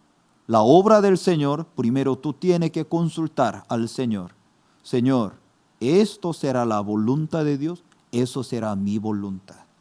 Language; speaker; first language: Spanish; non-native, fluent; Korean